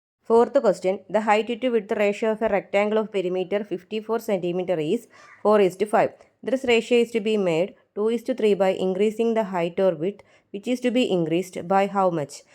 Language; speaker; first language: English; non-native, local second language; Malayalam